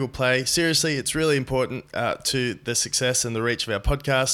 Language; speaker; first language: English; native; English